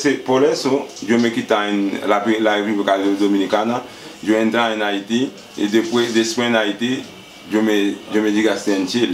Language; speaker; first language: Spanish; non-native, learner; Haitian Creole